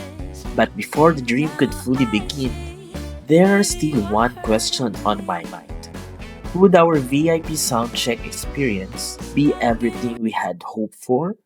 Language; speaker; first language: English; non-native, local second language; Filipino